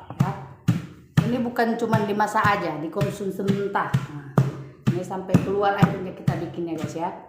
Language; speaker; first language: Indonesian; non-native, local second language; Batak Toba